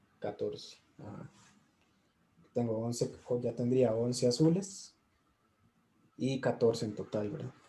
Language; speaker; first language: Spanish; native; Spanish